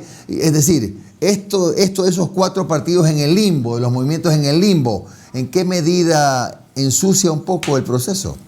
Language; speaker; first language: Spanish; native; Spanish